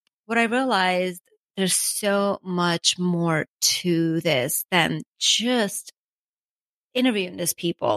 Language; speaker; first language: English; non-native, fluent; Armenian